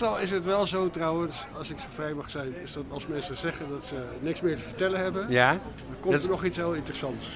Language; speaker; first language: Dutch; native; Dutch